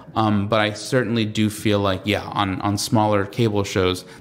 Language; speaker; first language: English; native; English